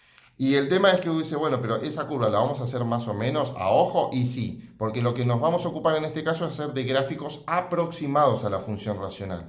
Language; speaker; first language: Spanish; native; Spanish